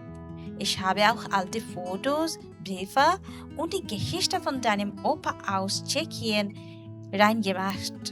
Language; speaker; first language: German; non-native, learner; Bangla